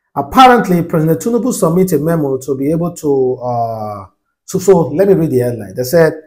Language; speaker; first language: English; non-native, local second language; Yoruba